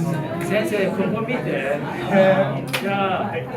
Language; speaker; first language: Japanese; non-native, learner; English